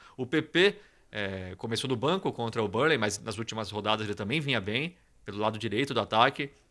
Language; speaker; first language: Portuguese; native; Portuguese